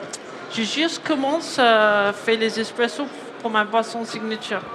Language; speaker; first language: French; non-native, learner; English